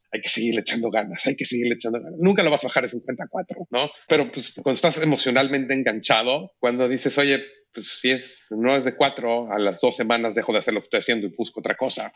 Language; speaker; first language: Spanish; native; Spanish